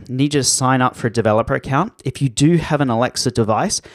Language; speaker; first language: English; native; English